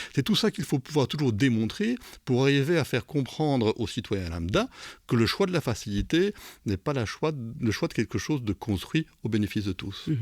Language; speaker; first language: French; native; French